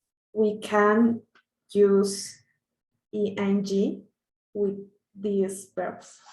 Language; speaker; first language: English; non-native, learner; Spanish